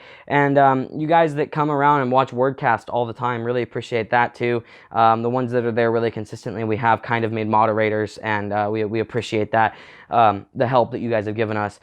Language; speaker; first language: English; native; English